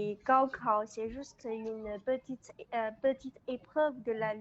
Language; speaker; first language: French; non-native, learner; Chinese